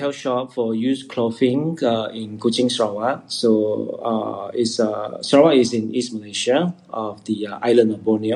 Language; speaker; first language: English; non-native, local second language; Hakka Chinese